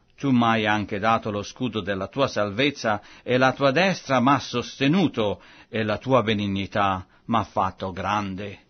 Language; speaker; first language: Italian; non-native, fluent; French